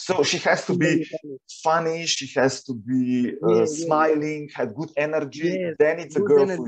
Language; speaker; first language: English; non-native, fluent; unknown